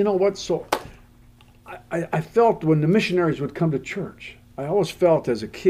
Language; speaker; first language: English; native; English